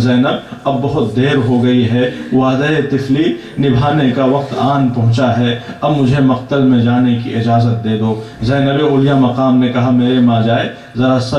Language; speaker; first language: Urdu; native; Urdu